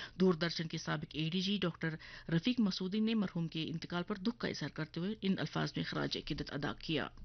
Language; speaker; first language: Urdu; non-native, local second language; Kashmiri